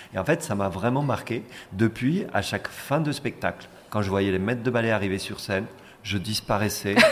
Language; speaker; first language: French; non-native, fluent; Spanish